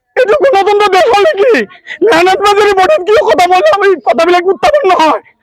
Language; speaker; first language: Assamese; non-native, local second language; Bangla